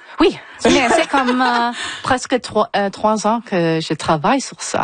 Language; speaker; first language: French; non-native, local second language; English